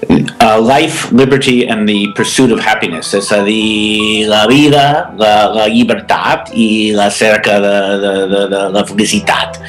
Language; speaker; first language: Catalan; non-native, fluent; English